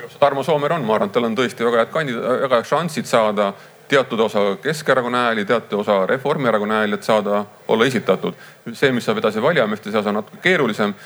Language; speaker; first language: Estonian; native; Estonian